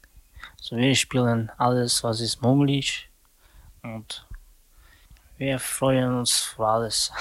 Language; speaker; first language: German; non-native, learner; Slovak